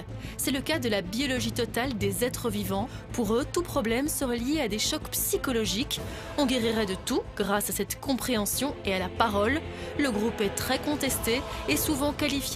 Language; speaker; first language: French; native; French